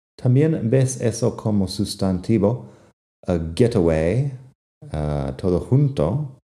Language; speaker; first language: Spanish; non-native, fluent; English